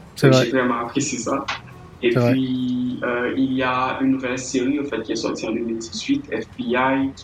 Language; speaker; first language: French; native; French